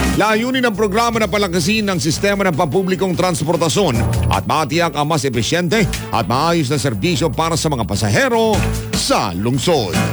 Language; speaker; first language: Filipino; non-native, local second language; Cebuano